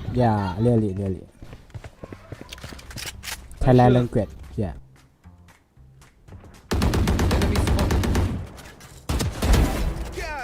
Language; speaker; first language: English; non-native, learner; Thai